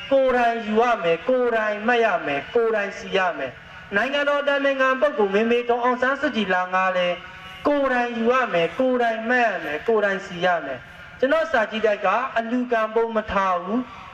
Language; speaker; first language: Burmese; native; Burmese